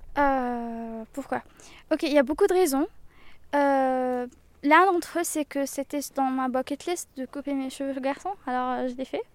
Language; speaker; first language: French; non-native, local second language; Arabic